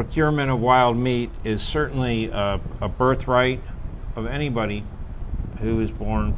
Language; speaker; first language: English; native; English